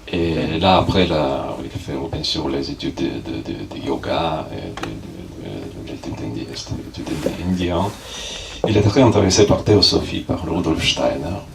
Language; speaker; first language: French; non-native, fluent; Russian